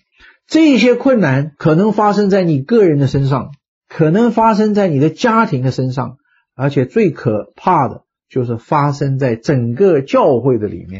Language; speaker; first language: Chinese; native; Chinese